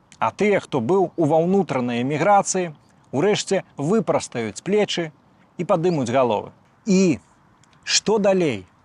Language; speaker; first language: Belarusian; native; Belarusian